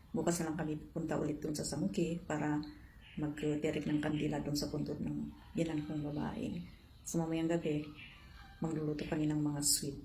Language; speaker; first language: Filipino; non-native, local second language; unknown